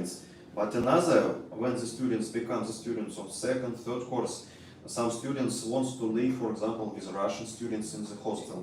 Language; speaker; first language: English; non-native, learner; Russian